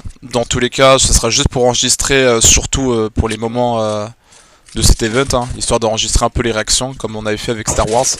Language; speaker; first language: French; native; French